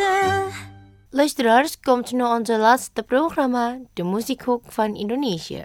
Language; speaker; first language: Dutch; non-native, fluent; Indonesian